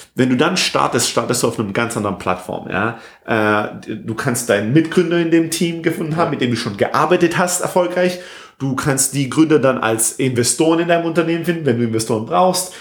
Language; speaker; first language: German; non-native, fluent; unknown